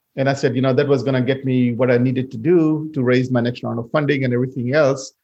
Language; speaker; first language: English; non-native, fluent; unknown